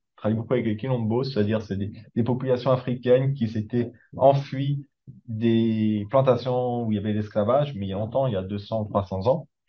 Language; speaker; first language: French; native; French